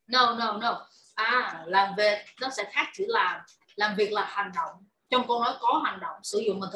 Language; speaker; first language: Vietnamese; native; Vietnamese